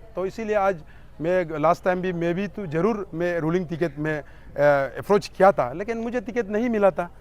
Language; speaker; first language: Hindi; non-native, local second language; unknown